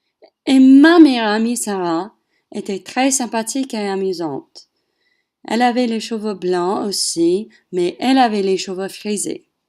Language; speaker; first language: French; non-native, learner; English